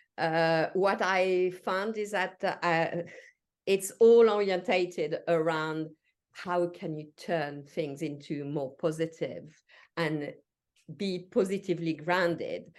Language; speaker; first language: English; non-native, fluent; French